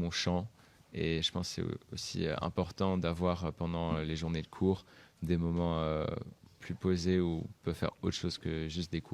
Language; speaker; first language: French; native; French